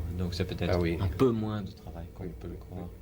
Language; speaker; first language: French; native; French